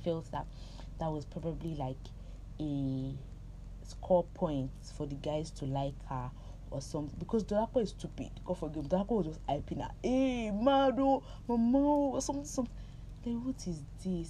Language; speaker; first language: English; non-native, local second language; Yoruba